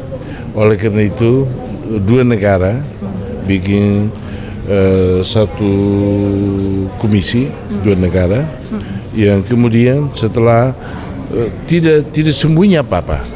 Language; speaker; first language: Indonesian; non-native, fluent; Tetum